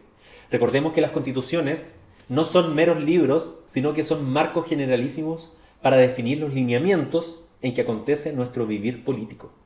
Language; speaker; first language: Spanish; native; Spanish